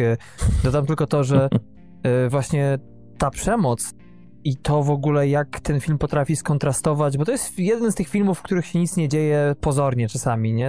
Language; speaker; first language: Polish; native; Polish